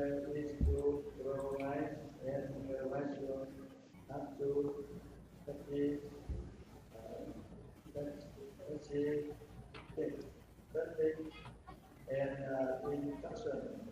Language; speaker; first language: English; non-native, learner; Vietnamese